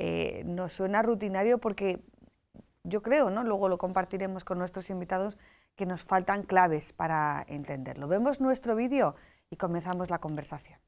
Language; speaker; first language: Spanish; native; Spanish